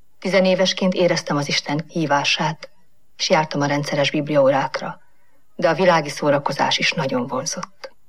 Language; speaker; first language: Hungarian; native; Hungarian